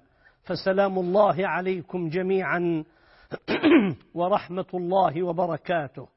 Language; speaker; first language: Arabic; native; Arabic